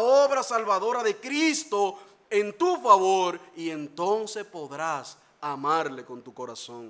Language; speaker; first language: Spanish; native; Spanish